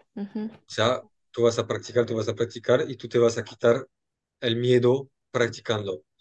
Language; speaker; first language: Spanish; non-native, fluent; French